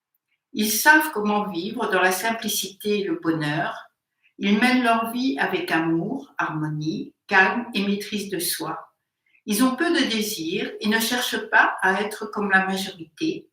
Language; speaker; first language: French; native; French